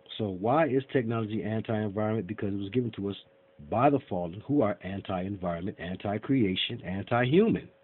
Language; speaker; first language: English; native; English